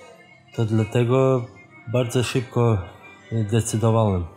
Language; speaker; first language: Polish; non-native, fluent; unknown